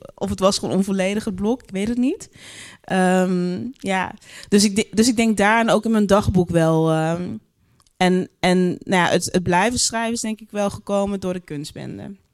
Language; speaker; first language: Dutch; native; Dutch